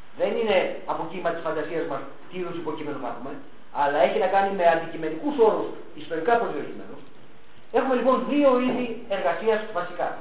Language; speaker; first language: Greek; early bilingual, heritage; Greek